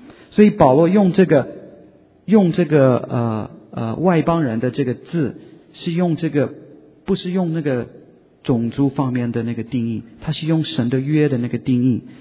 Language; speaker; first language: Chinese; non-native, fluent; English